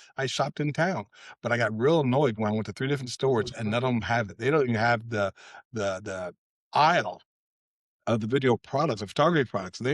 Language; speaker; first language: English; native; English